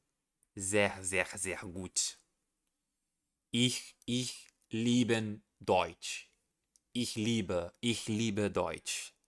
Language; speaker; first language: German; non-native, learner; Portuguese